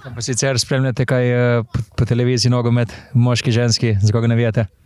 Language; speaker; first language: Slovenian; native; Slovenian